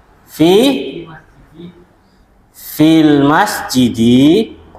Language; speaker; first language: Arabic; non-native, fluent; Indonesian